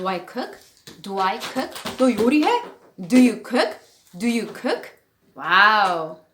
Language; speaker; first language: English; non-native, fluent; Korean